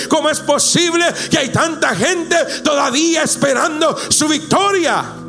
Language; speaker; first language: Spanish; native; Spanish